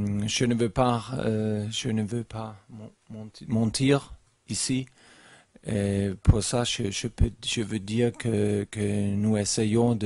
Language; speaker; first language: French; non-native, learner; German